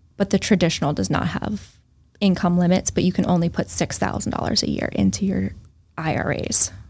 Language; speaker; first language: English; native; English